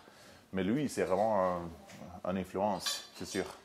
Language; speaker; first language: French; non-native, fluent; Swedish